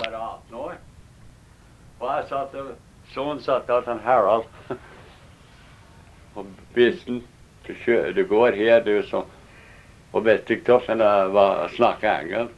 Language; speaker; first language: Norwegian; early bilingual, heritage; Norwegian